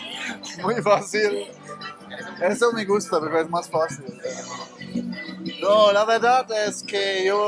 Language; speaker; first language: Spanish; non-native, learner; German